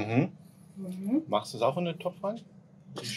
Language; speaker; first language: German; native; German